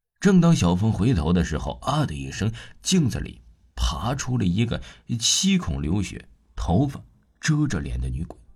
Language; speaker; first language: Chinese; non-native, local second language; Cantonese